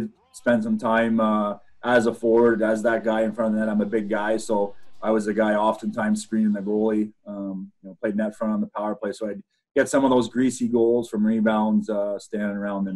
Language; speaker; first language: English; non-native, fluent; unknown